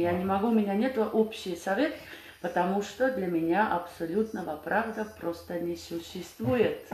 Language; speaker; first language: Russian; non-native, fluent; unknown